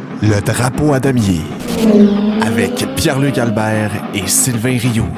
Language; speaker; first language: French; native; French